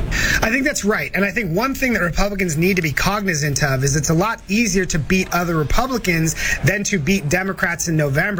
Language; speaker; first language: English; native; English